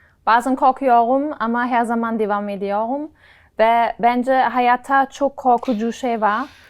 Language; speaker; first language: Turkish; non-native, learner; German